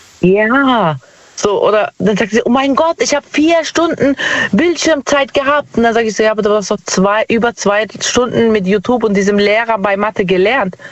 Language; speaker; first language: German; native; German